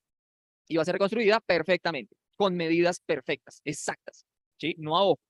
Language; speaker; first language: Spanish; native; Spanish